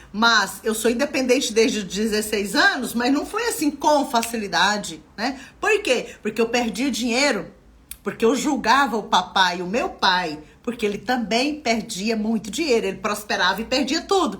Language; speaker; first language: Portuguese; native; Portuguese